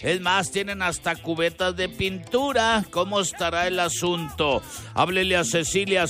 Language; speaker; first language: Spanish; native; Spanish